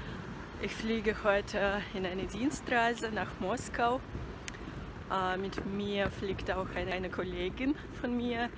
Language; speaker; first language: German; non-native, fluent; Russian